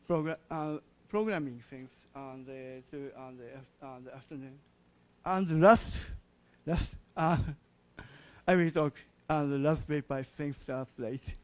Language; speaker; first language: English; non-native, learner; Japanese